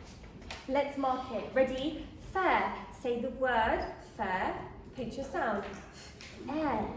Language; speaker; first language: English; native; English